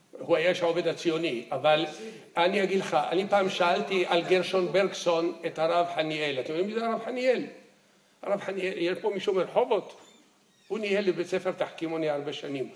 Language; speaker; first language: Hebrew; early bilingual, other home language; Arabic